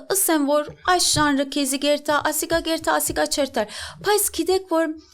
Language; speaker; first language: Armenian; native; Armenian